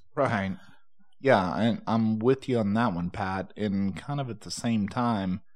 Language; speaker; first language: English; native; English